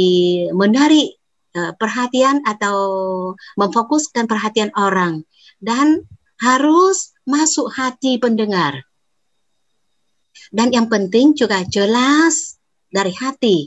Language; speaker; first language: Indonesian; non-native, fluent; Vietnamese